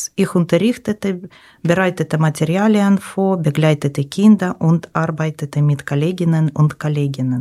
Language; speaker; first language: German; non-native, learner; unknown